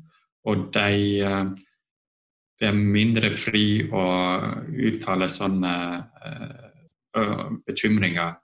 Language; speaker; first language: Norwegian; non-native, fluent; Estonian